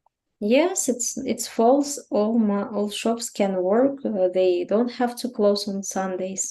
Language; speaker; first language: English; non-native, fluent; Russian